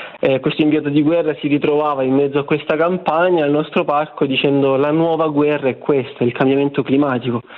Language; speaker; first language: Italian; native; Italian